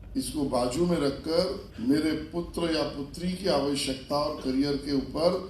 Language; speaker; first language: Hindi; non-native, local second language; Marathi